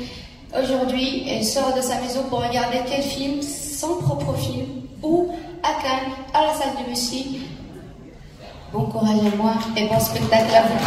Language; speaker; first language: French; non-native, local second language; Arabic